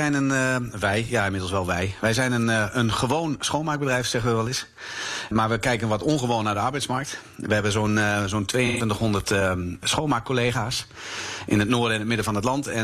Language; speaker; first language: Dutch; native; Dutch